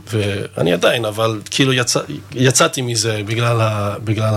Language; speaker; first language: Hebrew; non-native, fluent; English